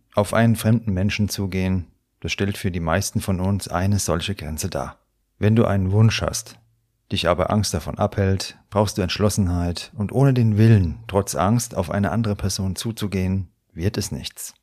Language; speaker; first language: German; native; German